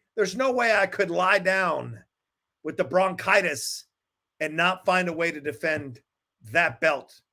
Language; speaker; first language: English; native; English